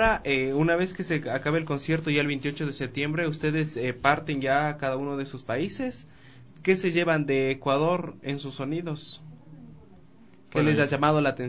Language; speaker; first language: Spanish; native; Spanish